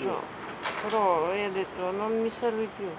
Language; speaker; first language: Italian; non-native, learner; Bulgarian